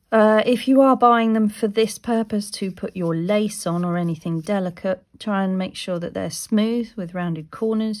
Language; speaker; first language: English; native; English